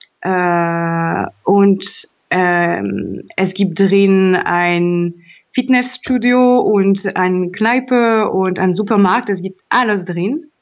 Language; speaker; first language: German; non-native, learner; French